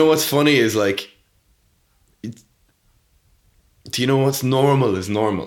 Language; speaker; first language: English; native; English